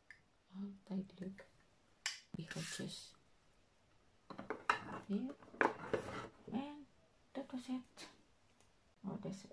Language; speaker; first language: Dutch; non-native, learner; Indonesian